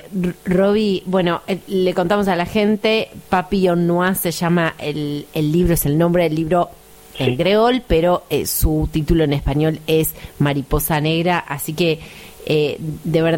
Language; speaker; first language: Spanish; native; Spanish